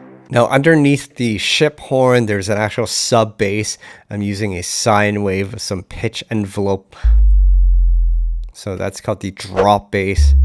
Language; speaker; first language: English; native; English